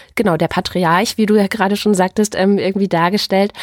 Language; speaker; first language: German; native; German